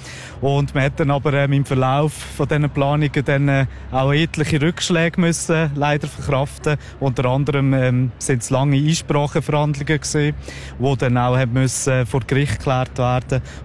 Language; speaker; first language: German; native; German